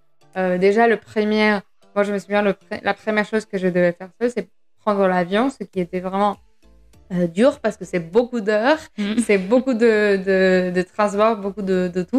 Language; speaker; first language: French; non-native, fluent; Spanish